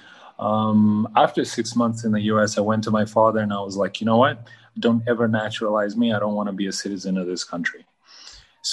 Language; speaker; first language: English; early bilingual, other home language; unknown